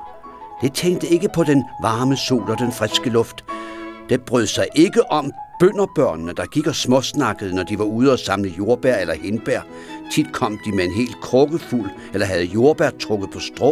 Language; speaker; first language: Danish; native; Danish